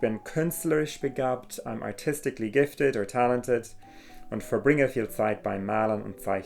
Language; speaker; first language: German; non-native, fluent; English